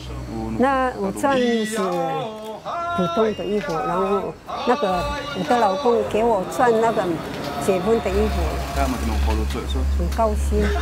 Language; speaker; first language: Chinese; non-native, local second language; Amis